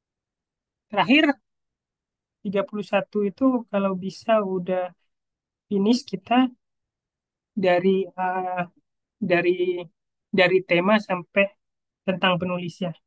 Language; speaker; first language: Indonesian; native; Indonesian